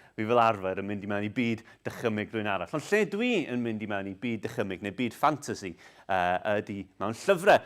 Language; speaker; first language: Welsh; non-native, local second language; English